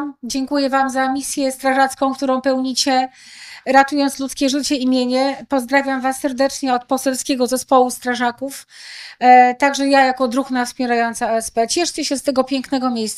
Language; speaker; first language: Polish; native; Polish